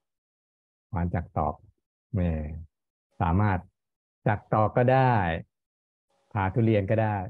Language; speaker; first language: Thai; native; Thai